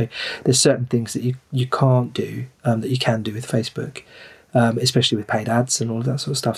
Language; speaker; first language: English; native; English